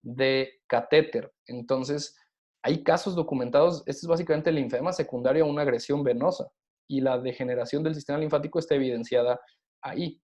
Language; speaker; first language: Spanish; native; Spanish